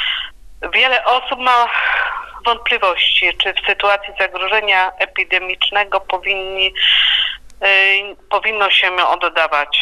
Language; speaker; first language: Polish; native; Polish